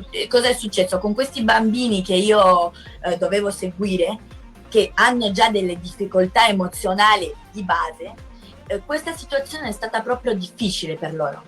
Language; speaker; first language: Italian; non-native, fluent; Spanish